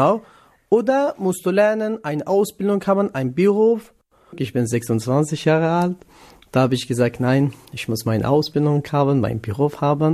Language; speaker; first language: German; non-native, learner; Kurdish